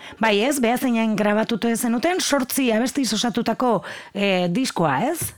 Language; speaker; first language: Basque; native; Basque